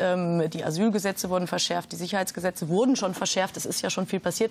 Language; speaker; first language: German; native; German